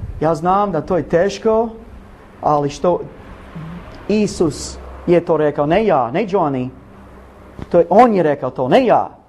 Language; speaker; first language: Bosnian; non-native, learner; English